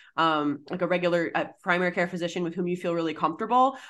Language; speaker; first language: English; native; English